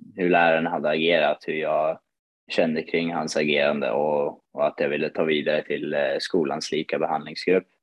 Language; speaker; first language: Swedish; early bilingual, other home language; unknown